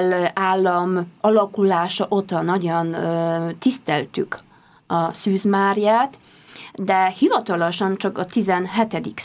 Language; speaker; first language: Hungarian; non-native, fluent; Polish